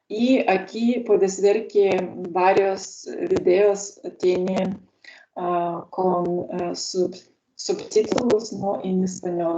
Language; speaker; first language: Spanish; non-native, learner; Lithuanian